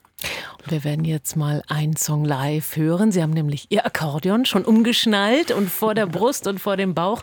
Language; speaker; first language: German; native; German